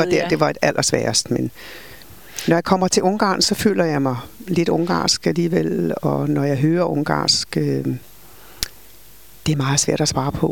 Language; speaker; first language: Danish; native; Danish